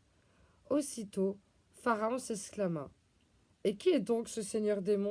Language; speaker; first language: French; native; French